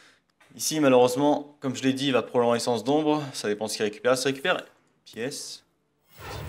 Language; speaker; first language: French; native; French